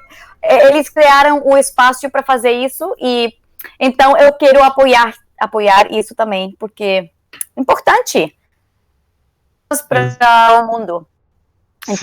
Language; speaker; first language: Portuguese; non-native, learner; Spanish